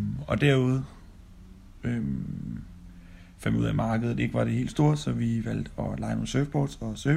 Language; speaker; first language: Danish; native; Danish